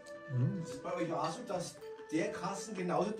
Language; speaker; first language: German; native; German